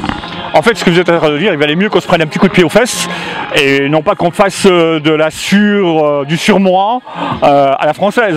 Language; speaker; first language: French; native; French